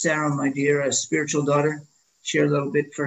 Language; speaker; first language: English; native; English